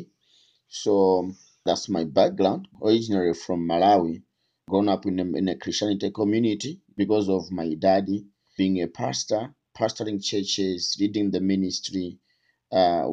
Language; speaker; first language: English; non-native, local second language; Tumbuka